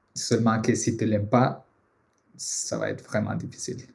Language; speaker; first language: French; non-native, fluent; Spanish